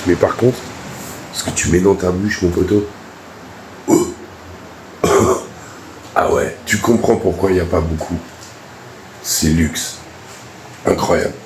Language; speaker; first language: French; native; French